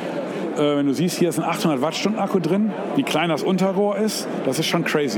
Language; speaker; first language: German; native; German